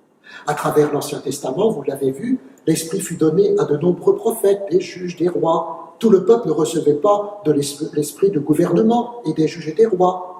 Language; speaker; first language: French; native; French